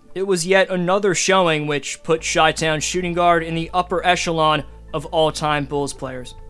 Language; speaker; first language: English; native; English